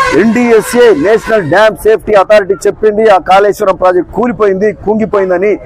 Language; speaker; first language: Telugu; native; Telugu